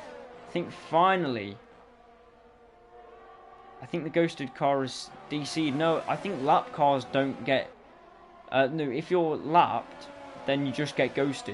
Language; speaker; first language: English; native; English